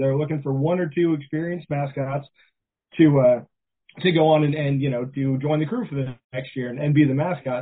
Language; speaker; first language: English; native; English